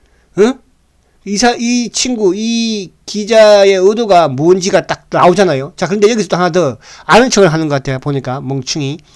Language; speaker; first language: Korean; native; Korean